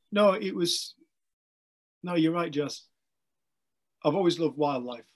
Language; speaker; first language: English; native; English